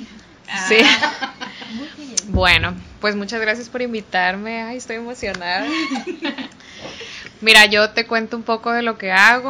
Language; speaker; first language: Spanish; native; Spanish